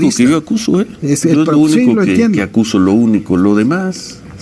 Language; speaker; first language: Spanish; native; Spanish